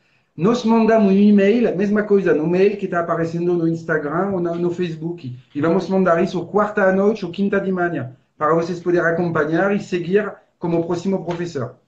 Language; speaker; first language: Portuguese; non-native, fluent; French